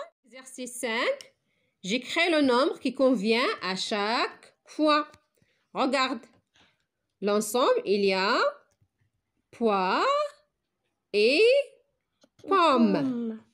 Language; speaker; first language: French; non-native, local second language; Arabic